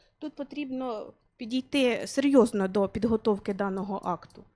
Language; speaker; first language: Ukrainian; native; Ukrainian